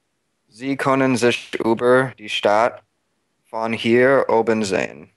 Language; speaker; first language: German; non-native, learner; English